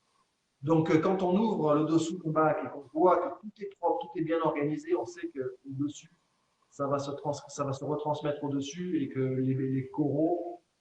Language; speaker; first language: French; native; French